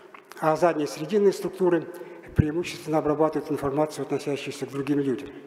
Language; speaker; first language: Russian; native; Russian